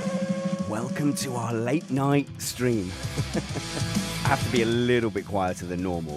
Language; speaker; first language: English; native; English